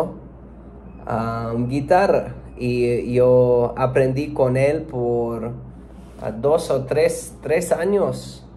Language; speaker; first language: Spanish; non-native, learner; English